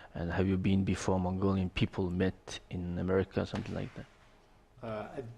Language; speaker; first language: English; non-native, learner; Mongolian